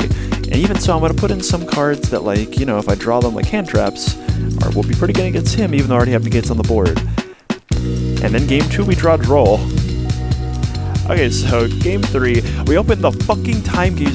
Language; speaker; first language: English; native; English